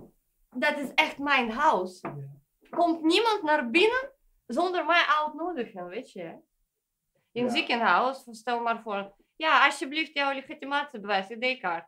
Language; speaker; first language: Dutch; non-native, learner; Russian